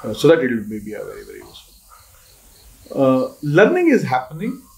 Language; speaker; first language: English; non-native, local second language; Kannada